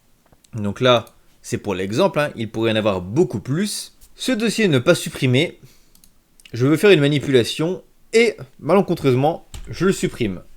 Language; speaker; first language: French; native; French